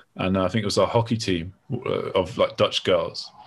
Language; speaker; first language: English; native; English